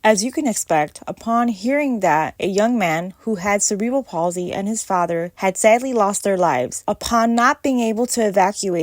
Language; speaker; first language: English; native; English